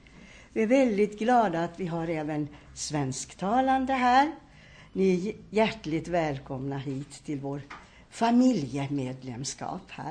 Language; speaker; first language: Swedish; non-native, fluent; Finnish